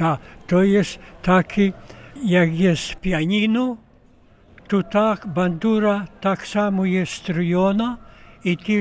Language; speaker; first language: Polish; non-native, local second language; Ukrainian